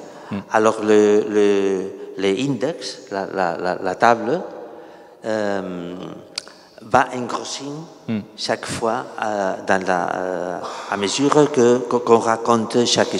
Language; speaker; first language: French; non-native, learner; Catalan